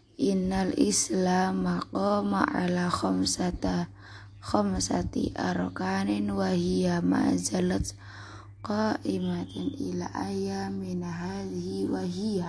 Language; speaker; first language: Arabic; non-native, learner; Indonesian